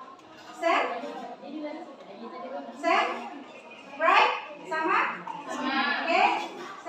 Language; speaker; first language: English; non-native, learner; Indonesian